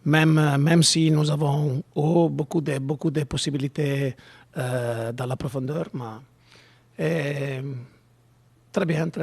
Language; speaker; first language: French; non-native, learner; Italian